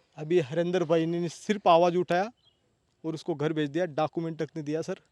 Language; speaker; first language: Hindi; non-native, local second language; Marathi